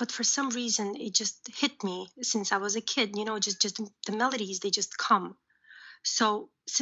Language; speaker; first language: English; early bilingual, other home language; Uzbek